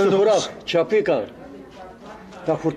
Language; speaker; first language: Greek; early bilingual, heritage; Greek